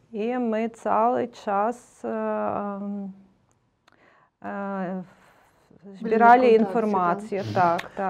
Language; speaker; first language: Polish; non-native, learner; Ukrainian